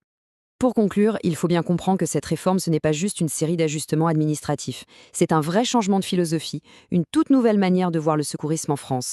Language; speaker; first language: French; native; French